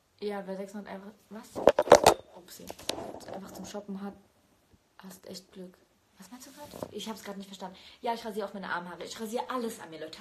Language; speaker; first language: German; early bilingual, other home language; Turkish